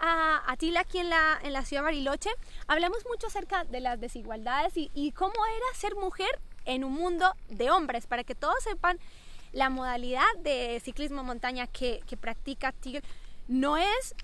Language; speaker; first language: Spanish; native; Spanish